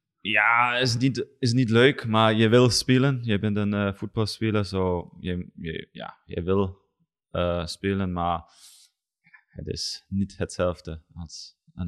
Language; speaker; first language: Dutch; non-native, learner; German